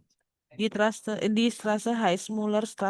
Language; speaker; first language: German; non-native, learner; Indonesian